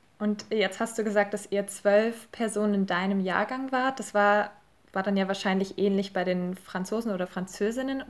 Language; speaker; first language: German; native; German